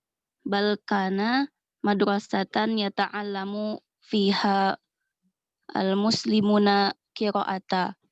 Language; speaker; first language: Arabic; non-native, learner; Indonesian